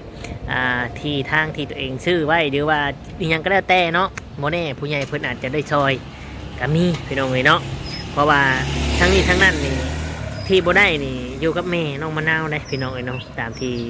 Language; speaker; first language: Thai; non-native, local second language; Lao